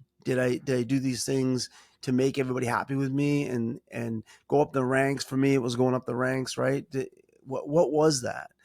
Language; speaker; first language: English; native; English